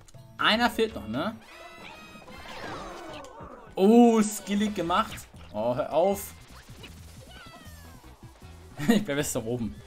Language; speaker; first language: German; native; German